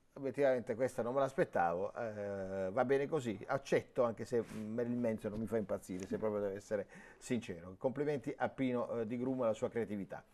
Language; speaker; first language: Italian; native; Italian